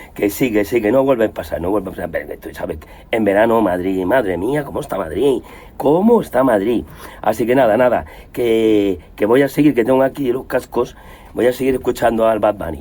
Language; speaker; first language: Spanish; native; Spanish